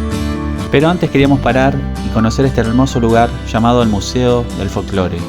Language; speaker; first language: Spanish; native; Spanish